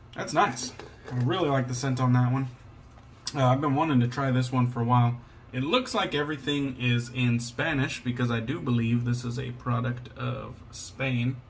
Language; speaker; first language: English; native; English